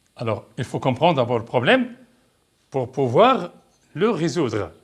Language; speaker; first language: French; non-native, local second language; Arabic